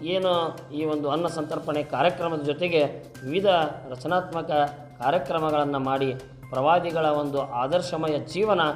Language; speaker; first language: Kannada; non-native, local second language; Urdu